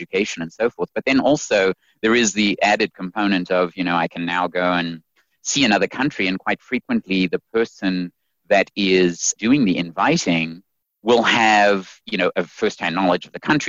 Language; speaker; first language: English; native; English